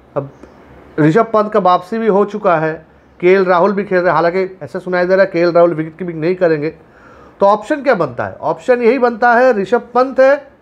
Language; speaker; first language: Hindi; non-native, local second language; Bangla